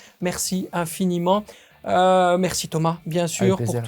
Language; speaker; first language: French; native; French